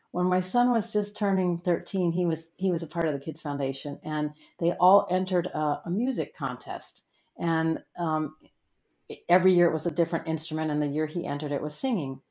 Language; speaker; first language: English; native; English